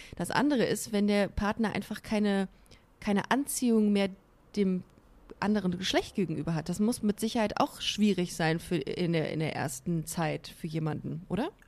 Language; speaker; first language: German; native; German